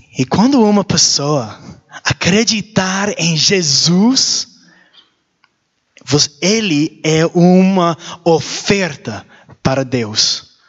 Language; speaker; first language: Portuguese; non-native, learner; English